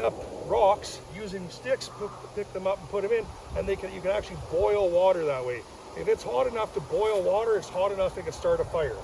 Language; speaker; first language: English; native; English